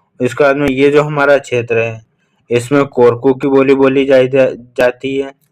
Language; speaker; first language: Hindi; native; Hindi